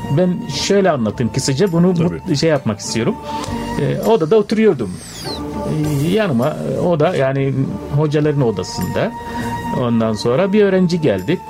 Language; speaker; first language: Turkish; non-native, fluent; Arabic